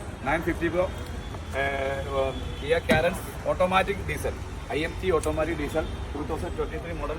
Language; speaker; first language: Hindi; non-native, local second language; Malayalam